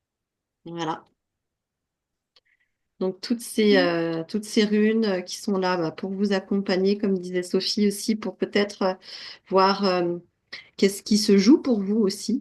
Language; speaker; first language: French; native; French